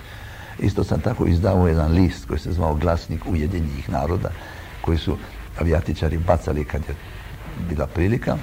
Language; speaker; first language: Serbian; early bilingual, heritage; Croatian